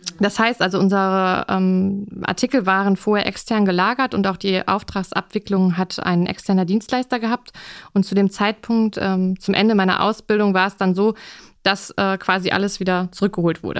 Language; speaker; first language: German; native; German